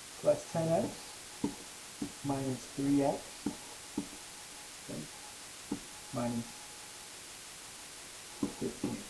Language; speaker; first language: English; native; English